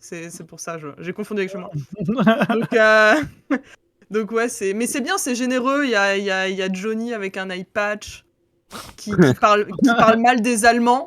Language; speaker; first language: French; native; French